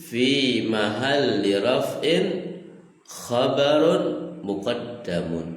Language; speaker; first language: Arabic; non-native, fluent; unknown